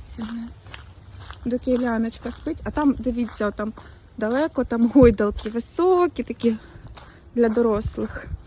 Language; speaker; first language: Ukrainian; native; Ukrainian